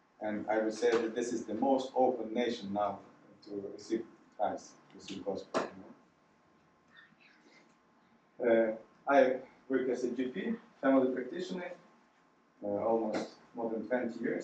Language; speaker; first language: English; non-native, fluent; Ukrainian